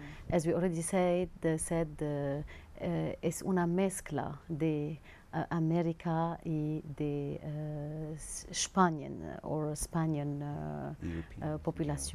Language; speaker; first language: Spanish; non-native, learner; Arabic